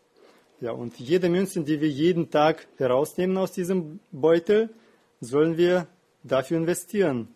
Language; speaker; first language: German; non-native, fluent; Russian